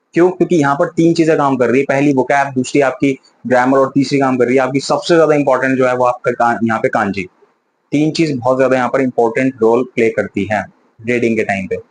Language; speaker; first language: Hindi; native; Hindi